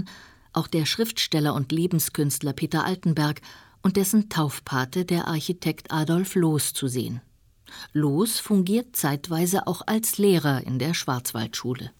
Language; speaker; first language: German; native; German